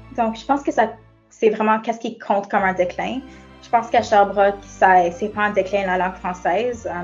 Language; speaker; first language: French; non-native, local second language; English